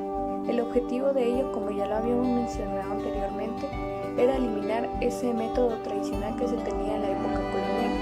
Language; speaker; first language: Spanish; native; Spanish